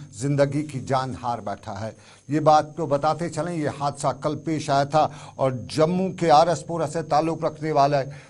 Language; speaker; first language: Urdu; non-native, local second language; Kashmiri